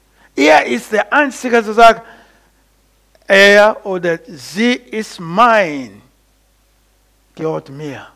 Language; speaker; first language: German; non-native, learner; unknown